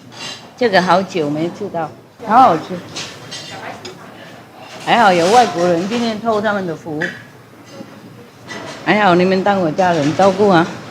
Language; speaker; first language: Chinese; non-native, fluent; Vietnamese